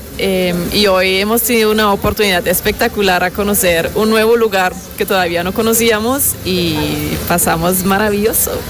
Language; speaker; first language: Spanish; non-native, fluent; German